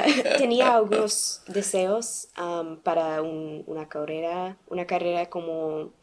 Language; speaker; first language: Spanish; non-native, learner; English